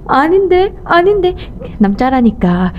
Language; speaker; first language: Korean; non-native, learner; Thai